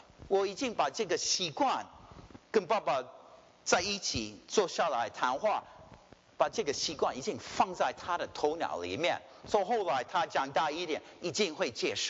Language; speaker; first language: Chinese; early bilingual, heritage; Chinese